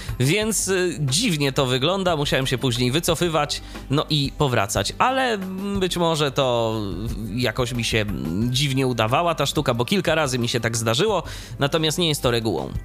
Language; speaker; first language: Polish; native; Polish